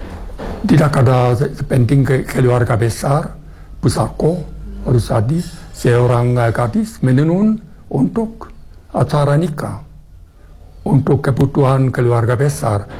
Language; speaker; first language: Indonesian; non-native, fluent; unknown